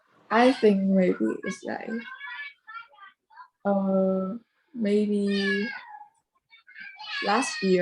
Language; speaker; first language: English; non-native, learner; Vietnamese